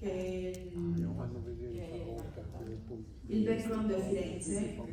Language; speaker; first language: Italian; non-native, fluent; Korean